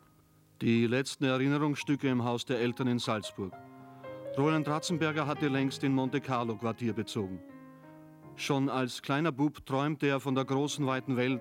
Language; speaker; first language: German; native; German